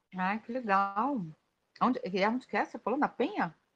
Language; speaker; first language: Portuguese; native; Portuguese